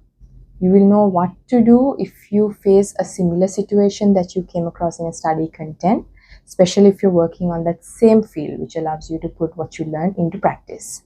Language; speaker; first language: English; non-native, local second language; Sinhala